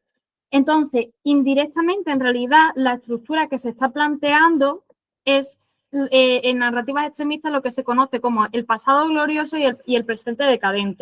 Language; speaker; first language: Spanish; native; Spanish